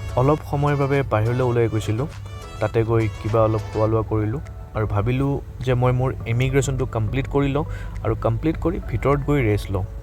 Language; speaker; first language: Assamese; native; Assamese